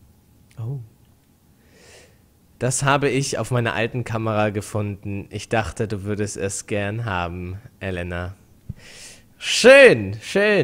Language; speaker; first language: German; native; German